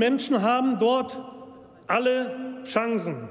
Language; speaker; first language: German; native; German